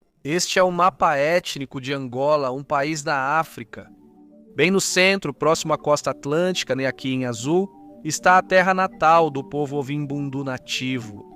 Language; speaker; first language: Portuguese; native; Portuguese